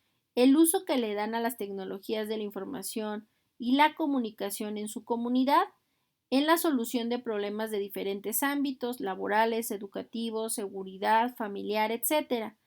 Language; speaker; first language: Spanish; native; Spanish